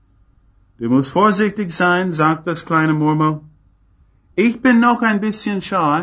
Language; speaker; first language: German; non-native, fluent; English